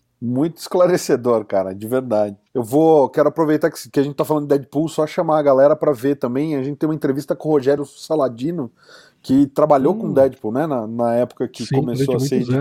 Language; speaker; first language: Portuguese; native; Portuguese